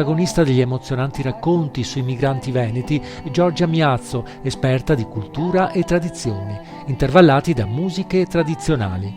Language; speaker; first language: Italian; native; Italian